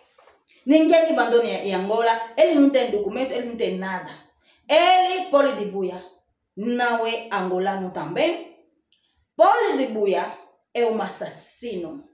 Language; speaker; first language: Portuguese; non-native, fluent; Lingala